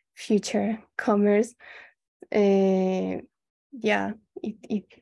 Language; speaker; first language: English; non-native, fluent; Spanish